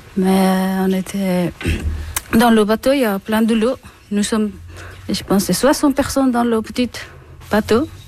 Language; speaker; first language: French; non-native, learner; Persian